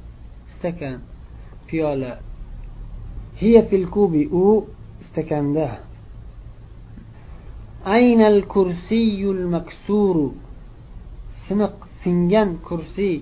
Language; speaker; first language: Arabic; non-native, fluent; Uzbek